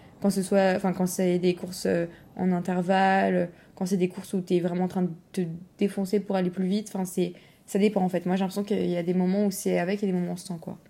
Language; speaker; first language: French; native; French